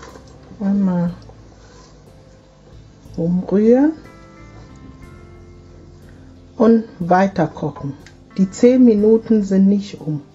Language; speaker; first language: German; non-native, fluent; Akan